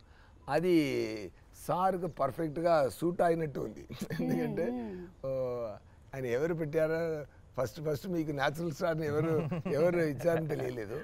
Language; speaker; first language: Telugu; non-native, learner; Tamil